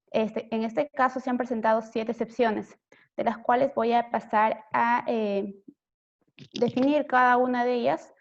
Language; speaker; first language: Spanish; native; Spanish